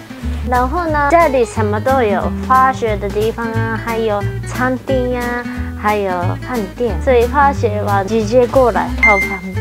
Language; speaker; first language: Chinese; non-native, fluent; Japanese